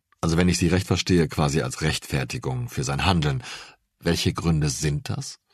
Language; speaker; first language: German; native; German